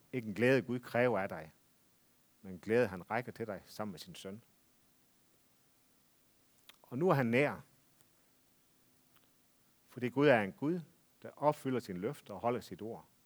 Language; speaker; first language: Danish; native; Danish